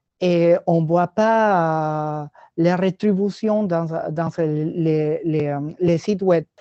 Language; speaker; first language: French; non-native, learner; Spanish